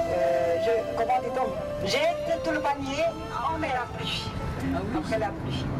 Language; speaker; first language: French; non-native, fluent; Chinese